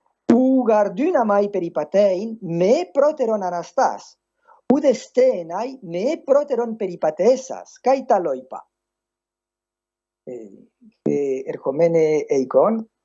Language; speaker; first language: Greek; non-native, fluent; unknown